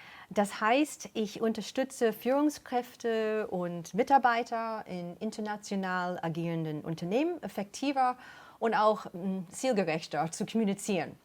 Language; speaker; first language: German; non-native, fluent; English